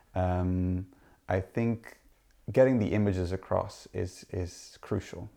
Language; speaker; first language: English; non-native, fluent; Dutch